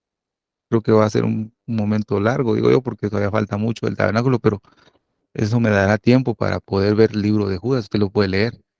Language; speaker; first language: Spanish; native; Spanish